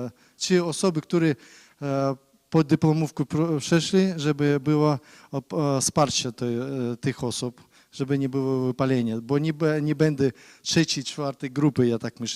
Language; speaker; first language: Polish; non-native, learner; Ukrainian